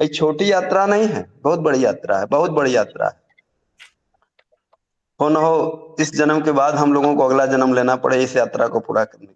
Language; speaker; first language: Hindi; native; Hindi